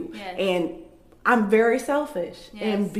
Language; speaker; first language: English; native; English